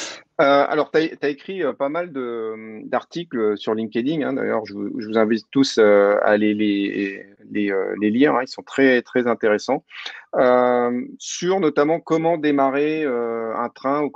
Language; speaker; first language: French; native; French